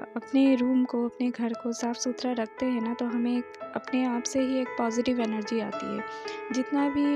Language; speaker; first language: Hindi; non-native, local second language; Bangla